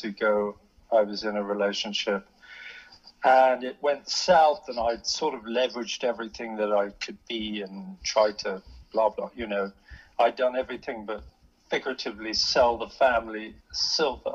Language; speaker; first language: English; native; English